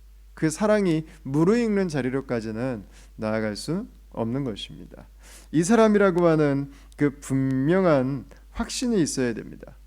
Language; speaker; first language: Korean; native; Korean